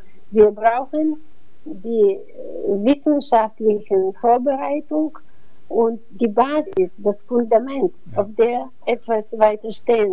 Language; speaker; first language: German; non-native, fluent; Bulgarian